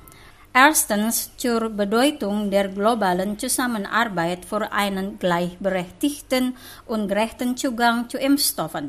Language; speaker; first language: German; non-native, fluent; Indonesian